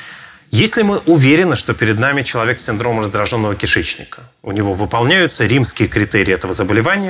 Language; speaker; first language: Russian; native; Russian